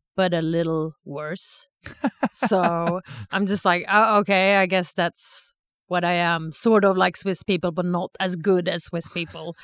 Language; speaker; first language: English; non-native, fluent; Swedish